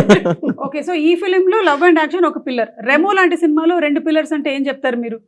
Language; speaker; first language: Telugu; native; Telugu